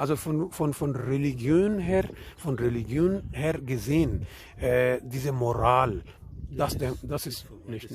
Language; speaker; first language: German; non-native, learner; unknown